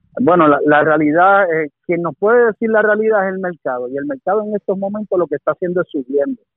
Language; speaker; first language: Spanish; native; Spanish